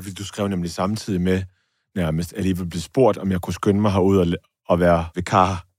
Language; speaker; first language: Danish; native; Danish